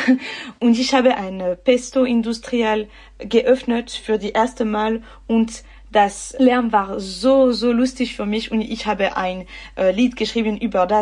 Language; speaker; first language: German; non-native, local second language; French